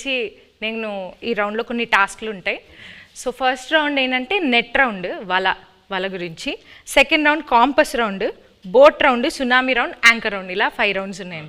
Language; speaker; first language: Telugu; native; Telugu